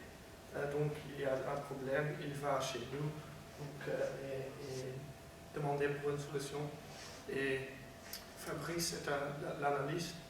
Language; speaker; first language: French; non-native, learner; Dutch